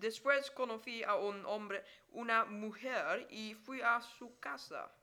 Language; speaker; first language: Spanish; non-native, learner; English